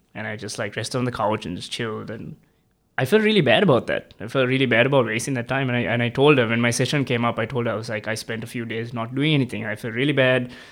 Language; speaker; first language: English; non-native, local second language; Tamil